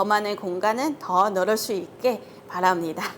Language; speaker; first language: Korean; non-native, learner; Chinese